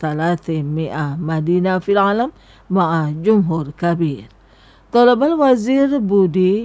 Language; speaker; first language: Arabic; non-native, fluent; Indonesian